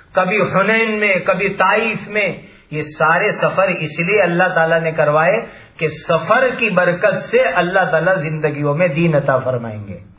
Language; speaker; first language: Urdu; non-native, local second language; Gujarati